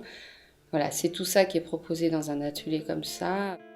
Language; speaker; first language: French; native; French